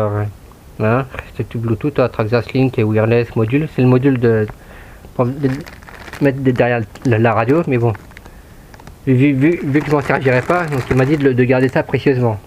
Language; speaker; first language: French; native; French